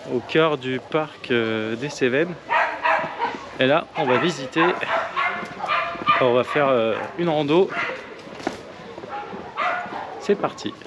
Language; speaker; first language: French; native; French